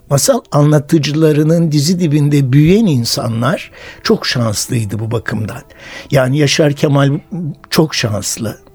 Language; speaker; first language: Turkish; native; Turkish